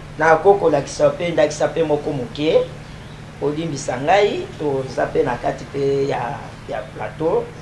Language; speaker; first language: Lingala; non-native, local second language; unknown